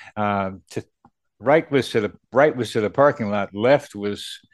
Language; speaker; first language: English; native; English